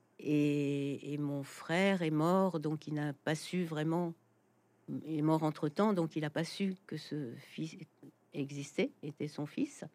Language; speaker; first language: French; native; French